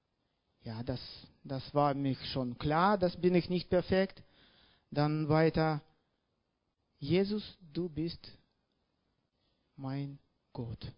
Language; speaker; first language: German; non-native, learner; Russian